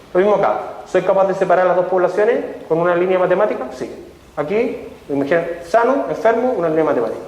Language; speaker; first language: Spanish; native; Spanish